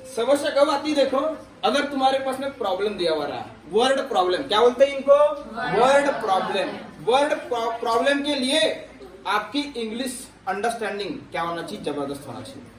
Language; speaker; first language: Hindi; non-native, local second language; Marathi